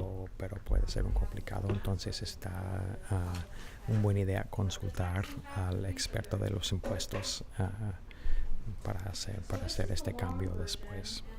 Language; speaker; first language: Spanish; non-native, fluent; English